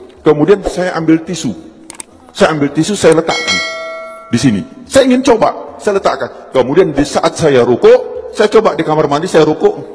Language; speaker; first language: Indonesian; non-native, local second language; Javanese